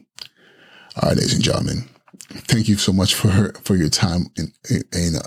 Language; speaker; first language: English; non-native, local second language; Igbo